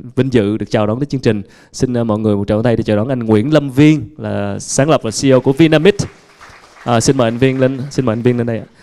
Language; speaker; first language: Vietnamese; native; Vietnamese